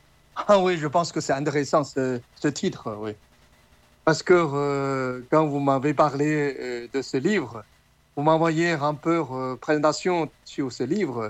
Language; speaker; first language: French; non-native, fluent; Chinese